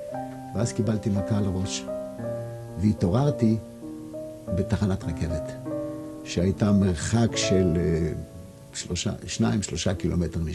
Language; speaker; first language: Hebrew; non-native, fluent; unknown